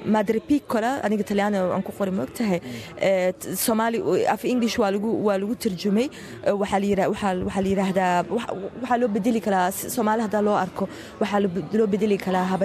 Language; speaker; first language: Somali; early bilingual, heritage; Somali